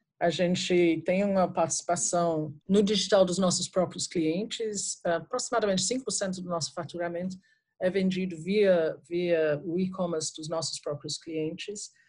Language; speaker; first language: Portuguese; non-native, fluent; English